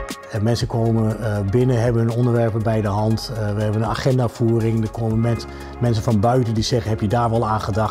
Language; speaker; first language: Dutch; native; Dutch